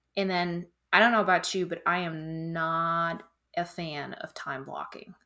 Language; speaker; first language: English; non-native, fluent; German